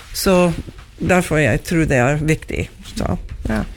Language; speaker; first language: Norwegian; non-native, learner; English